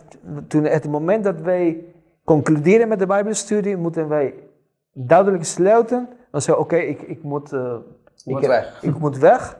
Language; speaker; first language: Dutch; non-native, fluent; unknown